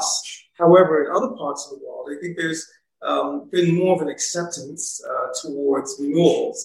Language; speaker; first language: English; native; English